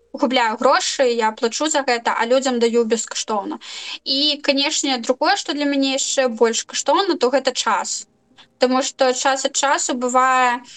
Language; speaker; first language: Belarusian; non-native, local second language; Russian